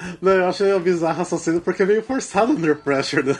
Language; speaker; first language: Portuguese; native; Portuguese